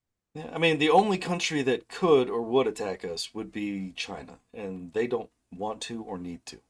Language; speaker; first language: English; native; English